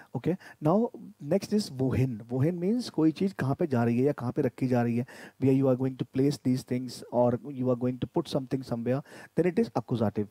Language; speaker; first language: Hindi; native; Hindi